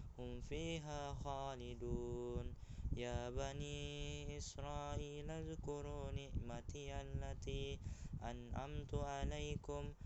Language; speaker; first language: Arabic; non-native, learner; Indonesian